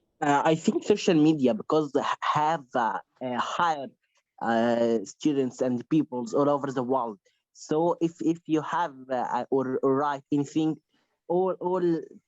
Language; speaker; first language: English; non-native, learner; Spanish